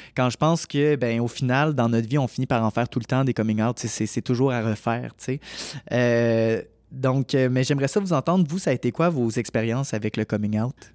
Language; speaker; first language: French; native; French